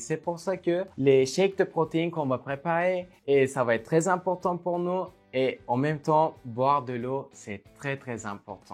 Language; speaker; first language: French; non-native, fluent; Turkish